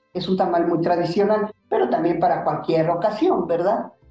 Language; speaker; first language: Spanish; native; Spanish